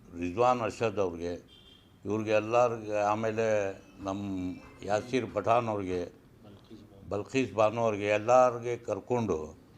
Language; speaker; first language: Kannada; non-native, local second language; Urdu